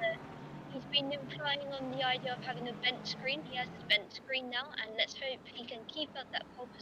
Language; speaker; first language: English; native; English